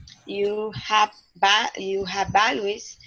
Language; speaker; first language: English; non-native, learner; Spanish